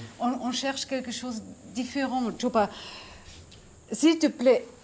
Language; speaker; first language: French; non-native, learner; German